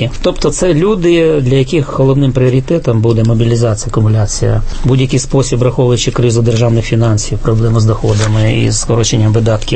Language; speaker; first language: Ukrainian; native; Ukrainian